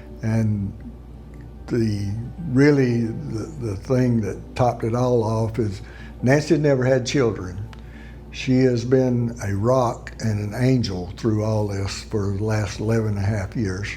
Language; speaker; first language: English; native; English